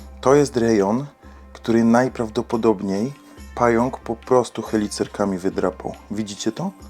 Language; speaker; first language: Polish; native; Polish